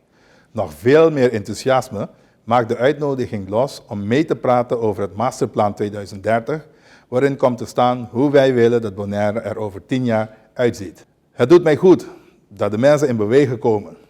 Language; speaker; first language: Dutch; non-native, local second language; Papiamento